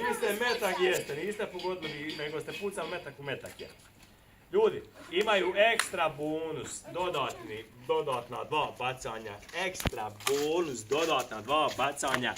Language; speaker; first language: Bosnian; native; Bosnian